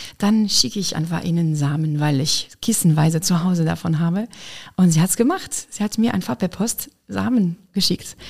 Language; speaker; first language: German; non-native, fluent; French